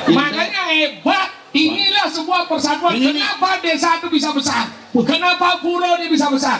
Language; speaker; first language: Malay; non-native, local second language; Balinese